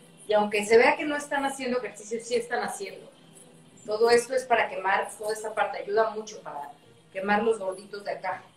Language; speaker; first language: Spanish; native; Spanish